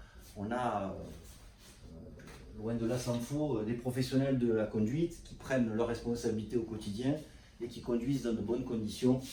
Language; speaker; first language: French; native; French